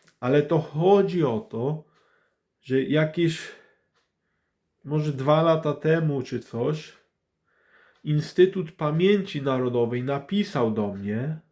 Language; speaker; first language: Polish; early bilingual, heritage; English